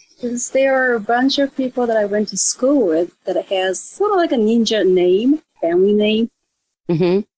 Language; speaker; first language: English; non-native, fluent; Japanese